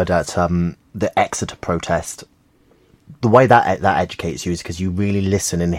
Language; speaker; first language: English; native; English